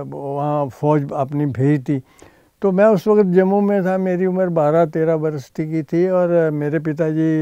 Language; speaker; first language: Hindi; native; Hindi